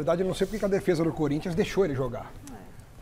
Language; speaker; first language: Portuguese; native; Portuguese